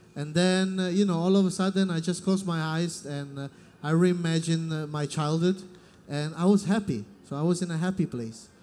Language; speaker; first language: English; non-native, fluent; Italian